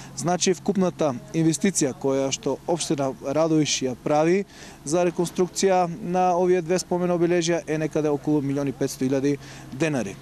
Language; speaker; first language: Macedonian; native; Macedonian